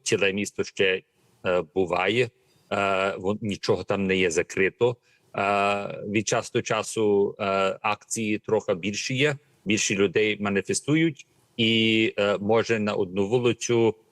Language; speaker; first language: Ukrainian; early bilingual, heritage; Ukrainian